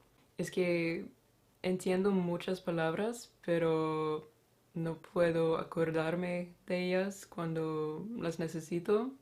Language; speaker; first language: Spanish; non-native, fluent; Swedish